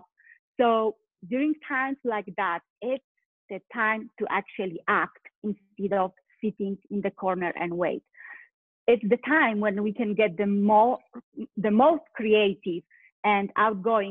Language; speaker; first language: English; non-native, fluent; Polish